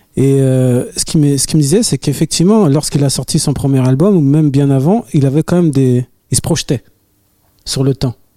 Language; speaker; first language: French; native; French